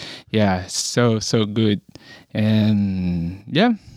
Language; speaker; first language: English; non-native, learner; Portuguese